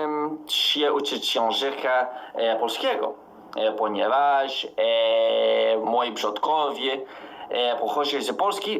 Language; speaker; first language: Polish; non-native, learner; English